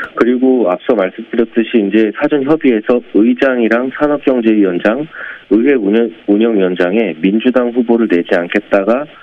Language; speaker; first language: Korean; native; Korean